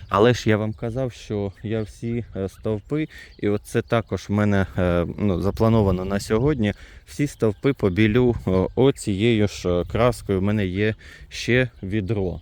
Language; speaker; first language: Ukrainian; non-native, local second language; Russian